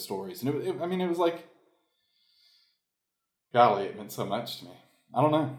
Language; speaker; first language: English; native; English